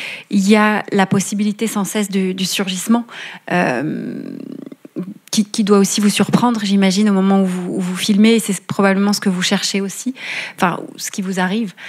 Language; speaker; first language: French; native; French